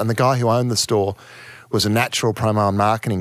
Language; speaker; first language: English; native; English